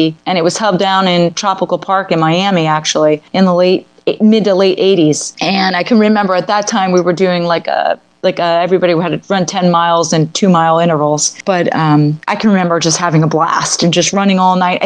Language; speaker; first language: English; native; English